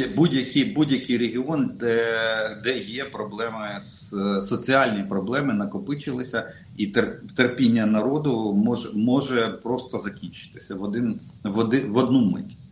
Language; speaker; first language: Ukrainian; non-native, local second language; Russian